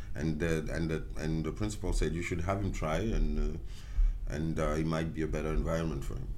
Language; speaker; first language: English; non-native, local second language; French